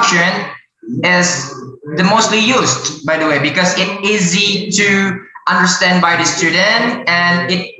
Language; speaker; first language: English; non-native, learner; Indonesian